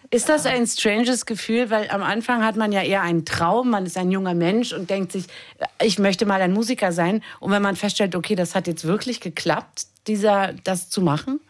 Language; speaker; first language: German; native; German